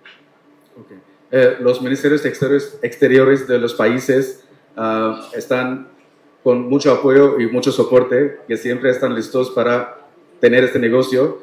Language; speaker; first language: Spanish; non-native, learner; Tamil